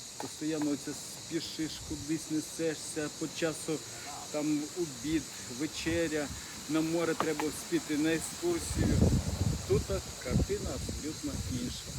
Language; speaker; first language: Ukrainian; early bilingual, heritage; Ukrainian